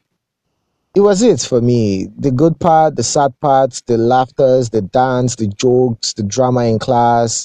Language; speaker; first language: English; non-native, local second language; Yoruba